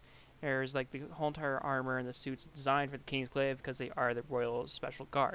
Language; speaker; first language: English; native; English